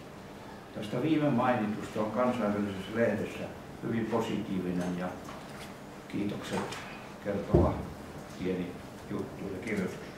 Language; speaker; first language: Finnish; native; Finnish